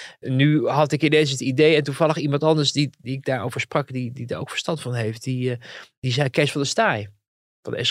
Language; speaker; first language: Dutch; native; Dutch